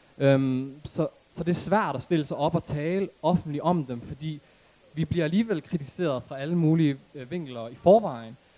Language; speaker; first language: Danish; early bilingual, other home language; Arabic